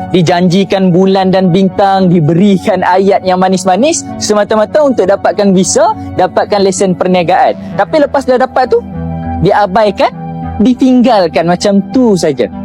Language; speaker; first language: Malay; native; Malay